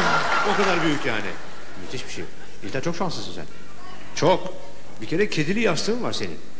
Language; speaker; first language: Turkish; native; Turkish